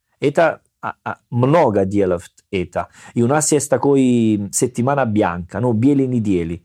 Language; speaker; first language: Russian; non-native, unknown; Italian